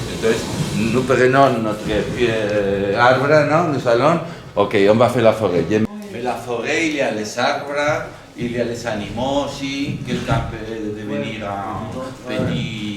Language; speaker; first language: French; non-native, fluent; Spanish